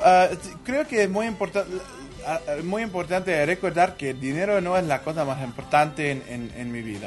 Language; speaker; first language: Spanish; non-native, learner; English